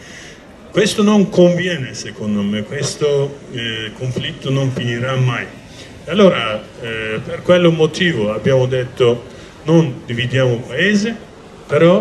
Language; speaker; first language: Italian; non-native, learner; Kurdish